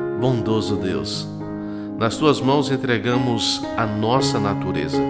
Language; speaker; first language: Portuguese; native; Portuguese